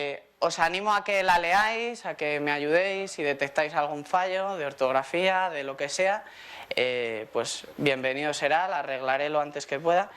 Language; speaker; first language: Spanish; native; Spanish